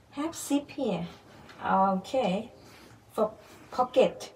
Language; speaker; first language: English; non-native, learner; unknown